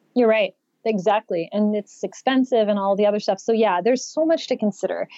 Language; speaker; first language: English; native; English